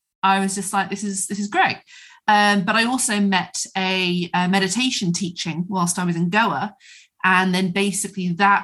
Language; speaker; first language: English; native; English